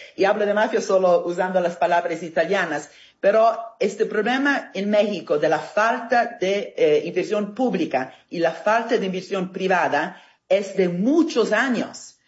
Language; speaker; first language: Spanish; non-native, fluent; Italian